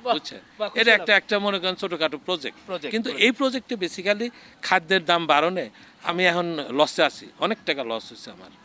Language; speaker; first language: Bangla; native; Bangla